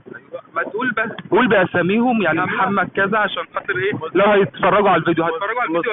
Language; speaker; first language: Arabic; native; Arabic